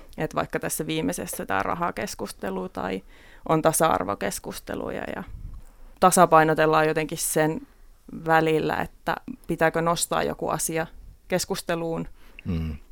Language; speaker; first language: Finnish; native; Finnish